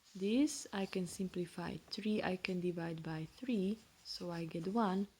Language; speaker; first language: English; non-native, fluent; Slovak